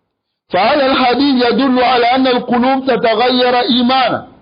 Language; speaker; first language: Arabic; non-native, fluent; French